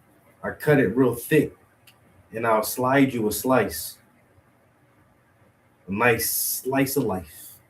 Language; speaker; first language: English; native; English